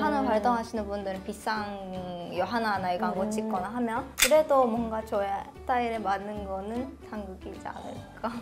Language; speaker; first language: Korean; non-native, fluent; Japanese